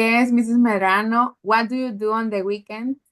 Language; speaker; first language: English; non-native, learner; Spanish